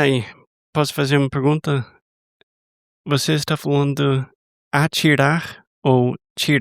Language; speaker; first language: Portuguese; non-native, fluent; English